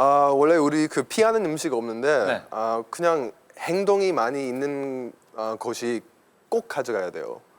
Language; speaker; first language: Korean; non-native, learner; English